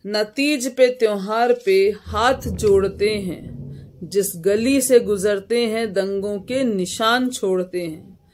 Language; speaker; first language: Hindi; native; Hindi